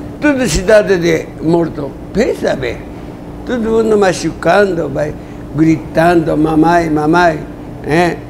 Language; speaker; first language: Portuguese; non-native, learner; Japanese